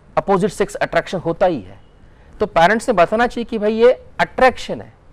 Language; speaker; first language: Hindi; non-native, local second language; Marathi